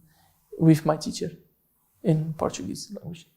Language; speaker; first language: English; non-native, learner; Portuguese